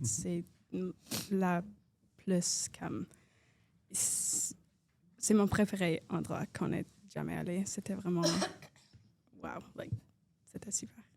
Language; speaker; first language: French; non-native, local second language; English